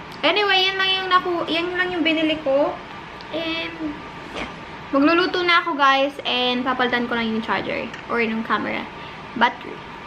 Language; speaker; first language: Filipino; native; Filipino